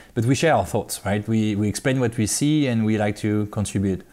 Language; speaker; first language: English; non-native, fluent; French